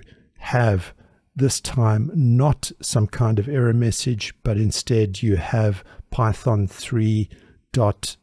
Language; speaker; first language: English; native; English